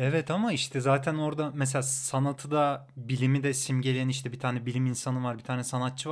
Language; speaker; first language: Turkish; native; Turkish